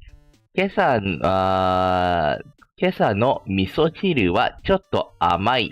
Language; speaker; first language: Japanese; non-native, fluent; Malay